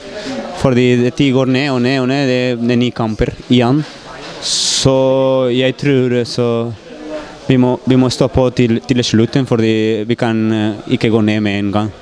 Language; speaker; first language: Norwegian; non-native, learner; Spanish